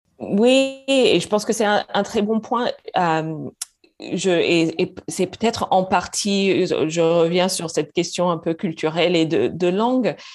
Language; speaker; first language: French; non-native, fluent; English